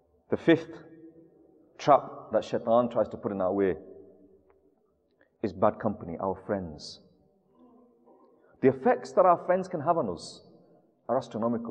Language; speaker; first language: English; early bilingual, other home language; Urdu